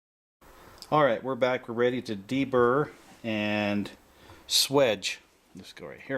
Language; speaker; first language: English; native; English